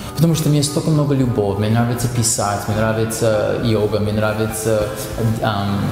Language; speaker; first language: Russian; non-native, fluent; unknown